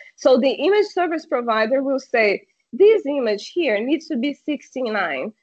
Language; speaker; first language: English; non-native, fluent; Portuguese